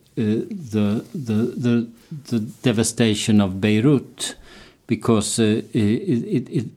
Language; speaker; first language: English; non-native, fluent; Swedish